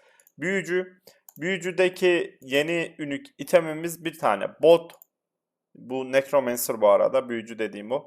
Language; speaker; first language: Turkish; native; Turkish